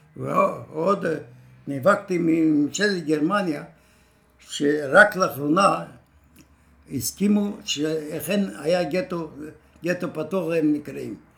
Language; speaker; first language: Hebrew; non-native, fluent; Romanian